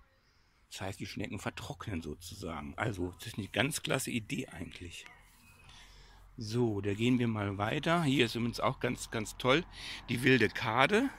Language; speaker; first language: German; native; German